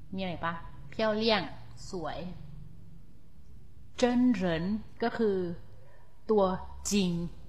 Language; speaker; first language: Thai; native; Thai